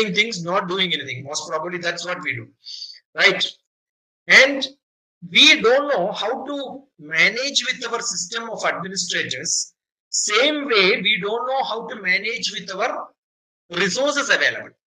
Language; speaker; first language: English; non-native, local second language; Malayalam